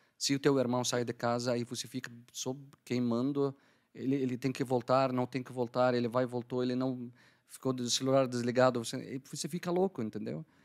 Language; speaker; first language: Portuguese; non-native, fluent; Arabic